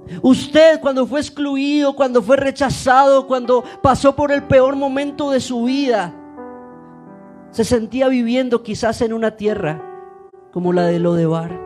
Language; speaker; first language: Spanish; native; Spanish